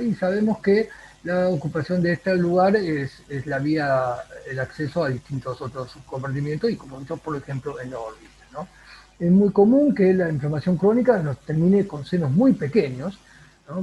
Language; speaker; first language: Spanish; native; Spanish